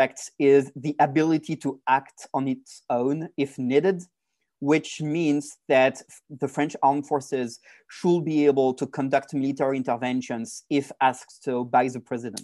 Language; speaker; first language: English; non-native, fluent; French